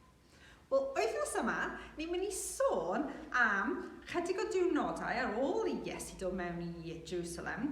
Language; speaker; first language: Welsh; non-native, local second language; English